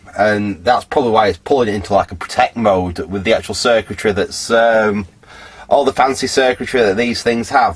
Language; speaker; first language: English; native; English